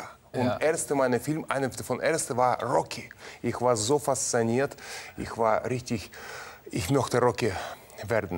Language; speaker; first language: German; non-native, learner; Russian